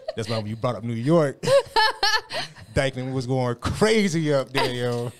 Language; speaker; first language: English; native; English